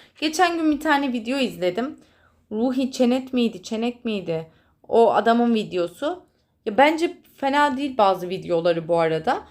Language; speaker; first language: Turkish; native; Turkish